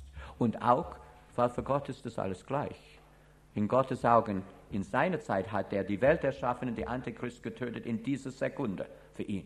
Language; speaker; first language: German; non-native, fluent; English